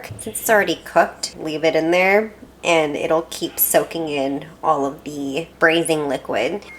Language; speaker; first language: English; native; English